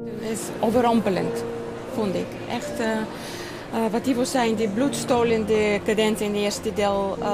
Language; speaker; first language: Dutch; non-native, fluent; Bulgarian